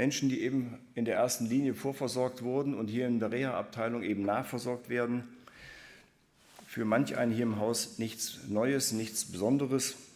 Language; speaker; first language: German; native; German